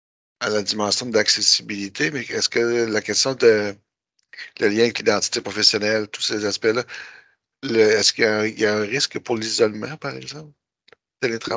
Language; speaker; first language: French; native; French